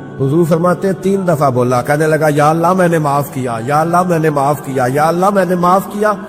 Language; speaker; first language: Urdu; non-native, local second language; Punjabi